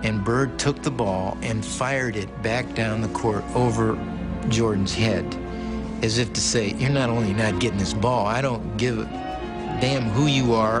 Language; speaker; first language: English; native; English